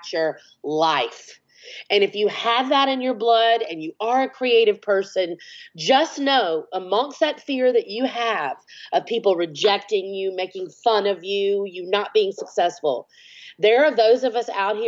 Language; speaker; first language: English; native; English